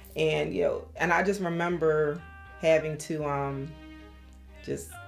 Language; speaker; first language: English; native; English